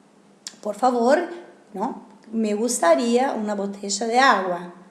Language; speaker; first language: Spanish; non-native, fluent; Italian